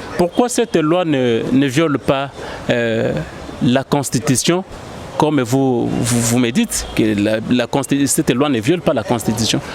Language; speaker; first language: French; non-native, local second language; Lingala